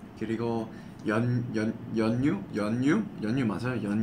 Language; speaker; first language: Korean; non-native, fluent; English